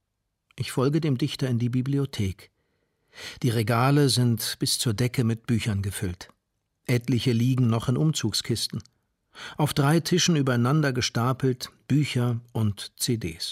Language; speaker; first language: German; native; German